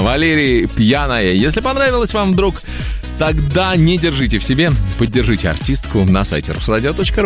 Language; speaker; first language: Russian; native; Russian